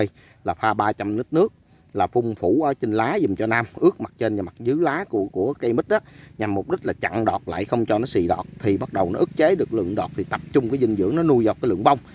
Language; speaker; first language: Vietnamese; native; Vietnamese